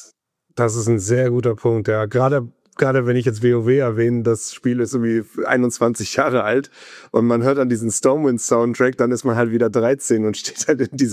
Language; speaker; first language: German; native; German